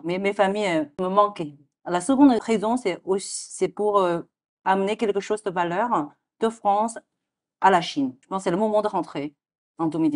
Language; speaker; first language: French; non-native, fluent; Chinese